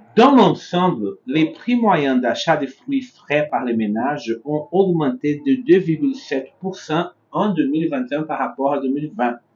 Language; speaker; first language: French; non-native, fluent; Portuguese